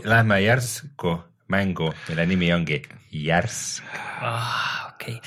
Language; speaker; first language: Estonian; native; Estonian